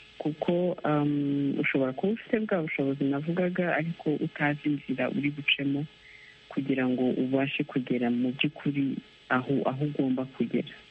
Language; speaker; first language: Kinyarwanda; native; Kinyarwanda